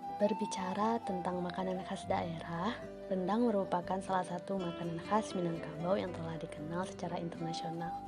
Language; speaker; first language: Indonesian; non-native, local second language; Minangkabau